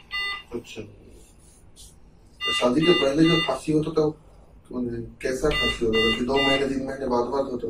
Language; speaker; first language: Hindi; native; Hindi